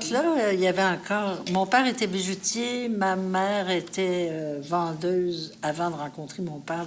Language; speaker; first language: French; native; French